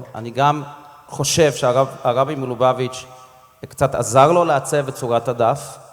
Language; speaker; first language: Hebrew; non-native, fluent; English